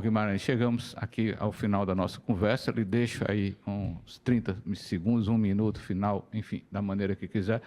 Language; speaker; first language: Portuguese; native; Portuguese